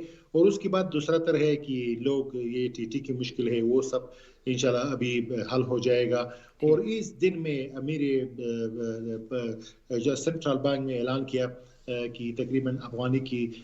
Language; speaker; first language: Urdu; non-native, learner; Pashto